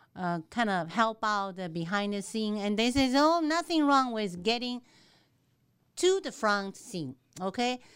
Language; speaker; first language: English; non-native, fluent; Chinese